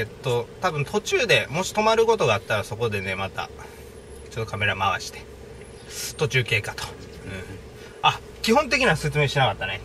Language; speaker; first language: Japanese; native; Japanese